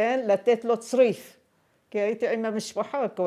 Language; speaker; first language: Hebrew; non-native, fluent; Arabic